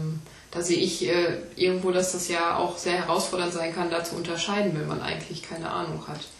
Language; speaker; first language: German; native; German